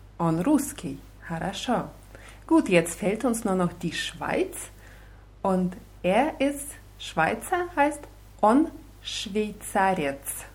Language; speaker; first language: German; non-native, fluent; Russian